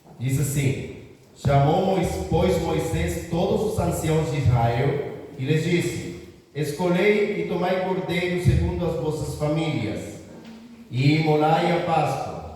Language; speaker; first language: Portuguese; non-native, fluent; Spanish